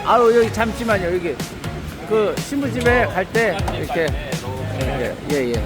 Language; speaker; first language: Korean; native; Korean